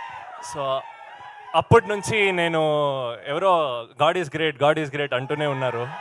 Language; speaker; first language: Telugu; non-native, learner; Kannada